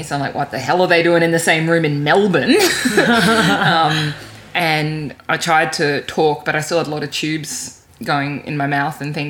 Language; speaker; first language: English; native; English